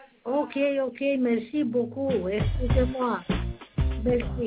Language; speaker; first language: French; non-native, learner; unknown